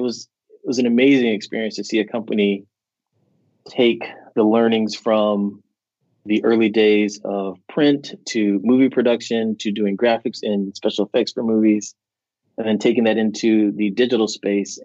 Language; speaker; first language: English; native; English